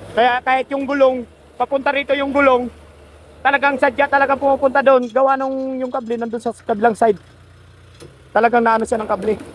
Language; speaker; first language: Filipino; native; Filipino